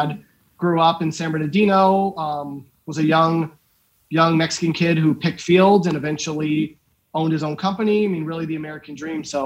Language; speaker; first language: English; native; English